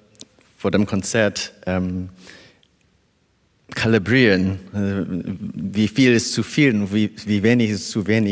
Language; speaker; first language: German; non-native, fluent; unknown